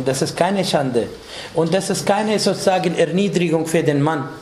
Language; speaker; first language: German; non-native, fluent; Arabic